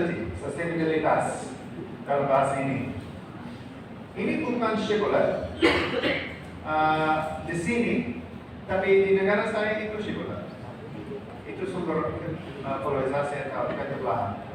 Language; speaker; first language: Indonesian; non-native, fluent; English